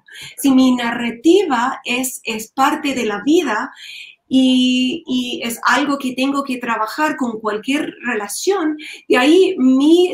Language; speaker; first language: Spanish; non-native, learner; English